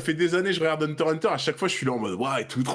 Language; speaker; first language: French; native; French